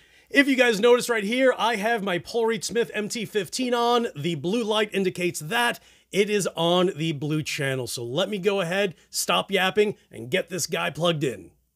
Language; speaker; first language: English; early bilingual, other home language; Spanish